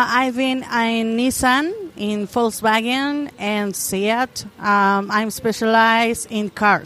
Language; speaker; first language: English; non-native, learner; Spanish